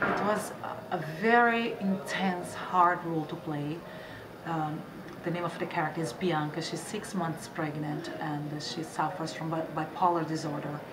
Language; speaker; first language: English; non-native, fluent; Portuguese